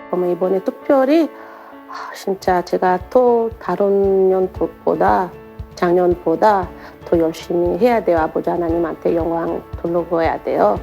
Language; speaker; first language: Korean; non-native, learner; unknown